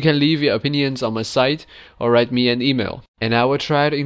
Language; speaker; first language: English; non-native, fluent; Chinese